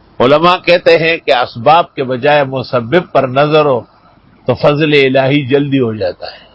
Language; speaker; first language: Urdu; non-native, local second language; Pashto